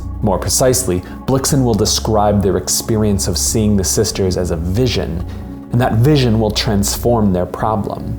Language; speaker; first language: English; native; English